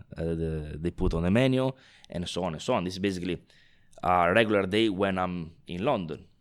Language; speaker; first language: English; non-native, fluent; Italian